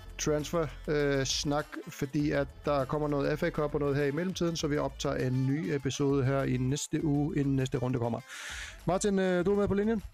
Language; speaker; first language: Danish; native; Danish